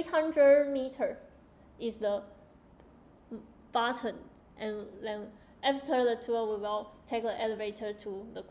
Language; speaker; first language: English; non-native, learner; Chinese